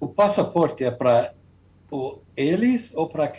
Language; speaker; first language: Portuguese; non-native, fluent; English